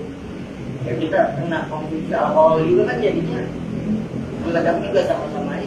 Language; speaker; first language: Indonesian; native; Indonesian